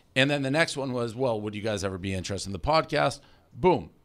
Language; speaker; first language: English; native; English